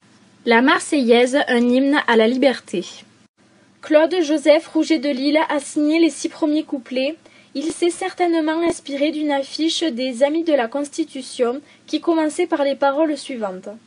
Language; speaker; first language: French; native; French